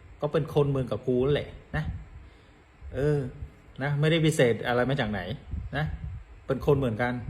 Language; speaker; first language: Thai; non-native, fluent; Khmer